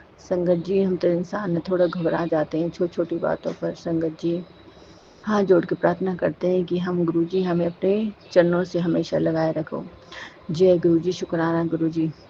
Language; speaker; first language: Hindi; native; Hindi